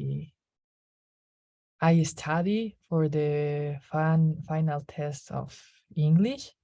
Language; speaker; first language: English; non-native, learner; Spanish